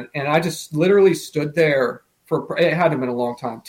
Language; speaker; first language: English; native; English